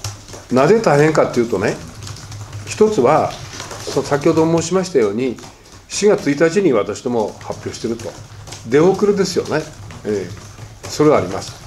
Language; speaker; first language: Japanese; native; Japanese